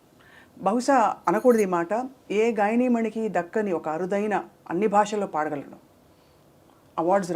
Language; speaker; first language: Telugu; native; Telugu